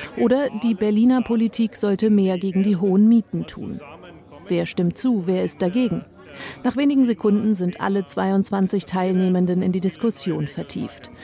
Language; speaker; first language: German; native; German